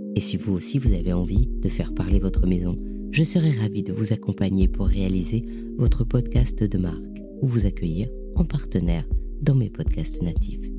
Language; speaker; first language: French; native; French